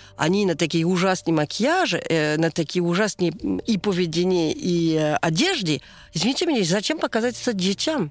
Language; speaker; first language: Russian; non-native, learner; French